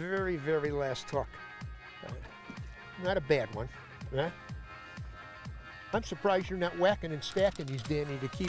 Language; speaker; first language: English; native; English